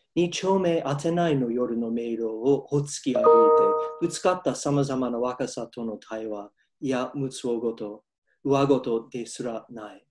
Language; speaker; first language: Japanese; non-native, fluent; English